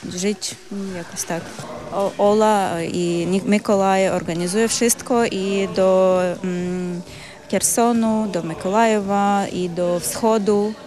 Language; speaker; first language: Polish; non-native, learner; Ukrainian